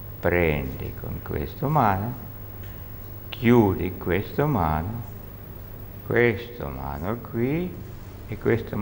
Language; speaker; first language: Italian; non-native, learner; Russian